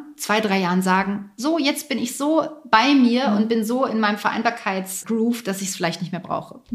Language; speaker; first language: German; native; German